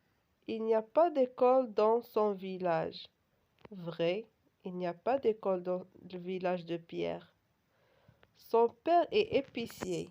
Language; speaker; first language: French; non-native, local second language; Arabic